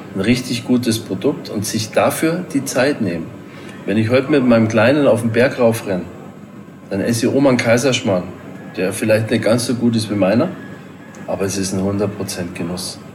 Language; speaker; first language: German; native; German